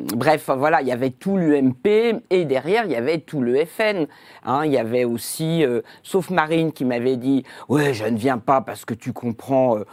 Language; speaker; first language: French; native; French